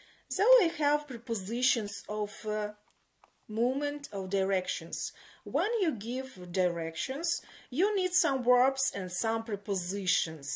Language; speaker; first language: English; non-native, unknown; Ukrainian